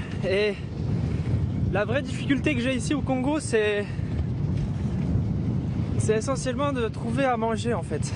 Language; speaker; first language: French; native; French